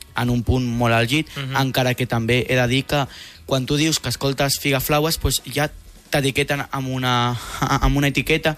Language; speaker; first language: Catalan; non-native, local second language; Spanish